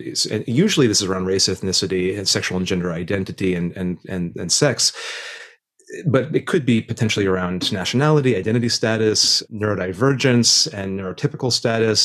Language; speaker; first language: English; native; English